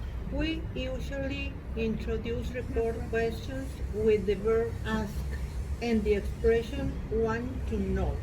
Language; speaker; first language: English; non-native, learner; Spanish